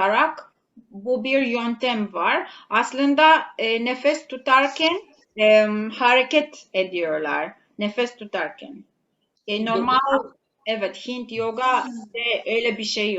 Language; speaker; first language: Turkish; non-native, learner; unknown